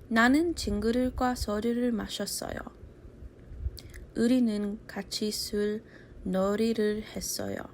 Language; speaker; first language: Korean; early bilingual, heritage; English